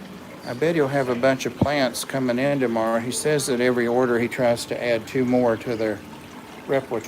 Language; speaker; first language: English; native; English